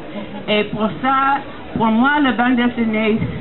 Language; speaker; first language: French; non-native, learner; English